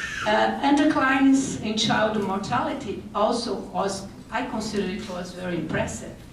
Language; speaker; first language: English; non-native, fluent; Portuguese